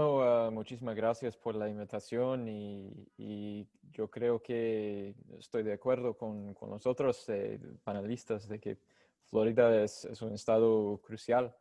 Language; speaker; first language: Spanish; non-native, fluent; English